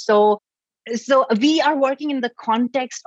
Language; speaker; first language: English; non-native, local second language; Hindi